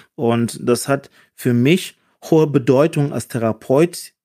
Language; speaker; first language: German; non-native, fluent; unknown